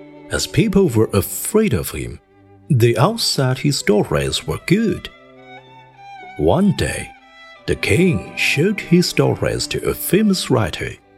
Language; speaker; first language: English; non-native, fluent; Chinese